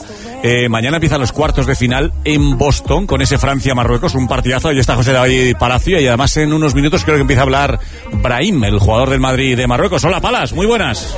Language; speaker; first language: Spanish; native; Spanish